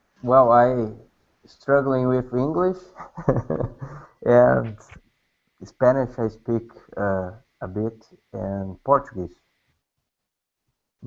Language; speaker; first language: English; non-native, learner; Portuguese